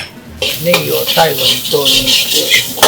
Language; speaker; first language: Japanese; native; Japanese